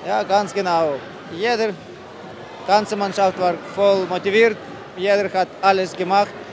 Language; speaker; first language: German; non-native, learner; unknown